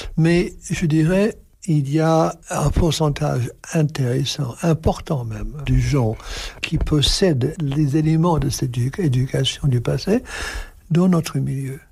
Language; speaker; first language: French; non-native, fluent; English